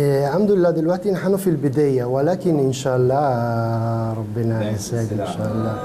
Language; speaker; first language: Arabic; non-native, learner; Italian